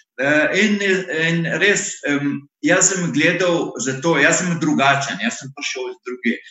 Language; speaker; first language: Slovenian; non-native, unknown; Arabic